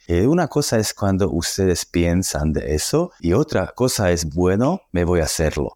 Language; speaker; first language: Spanish; non-native, fluent; Slovak